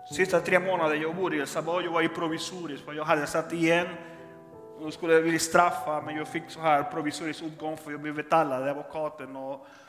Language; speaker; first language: Swedish; non-native, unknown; Spanish